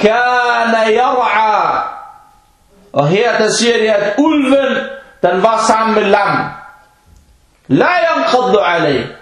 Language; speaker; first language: Danish; non-native, fluent; Arabic